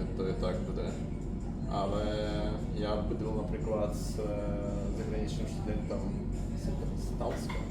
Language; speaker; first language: Slovak; non-native, learner; Russian